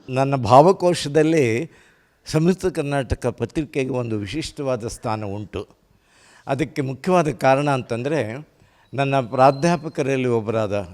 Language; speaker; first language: Kannada; native; Kannada